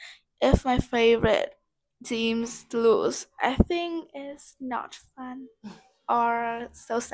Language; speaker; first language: English; non-native, learner; Vietnamese